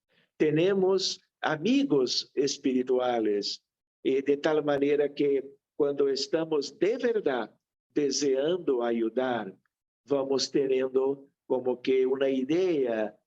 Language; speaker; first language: Spanish; non-native, fluent; Portuguese